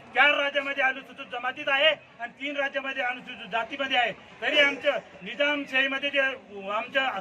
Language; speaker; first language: Marathi; non-native, local second language; Lambadi